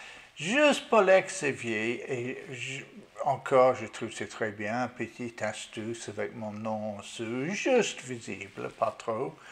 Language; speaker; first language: French; non-native, learner; English